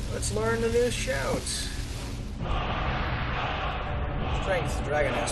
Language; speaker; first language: English; native; English